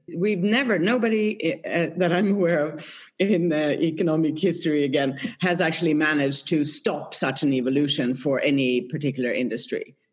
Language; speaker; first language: English; non-native, fluent; Swedish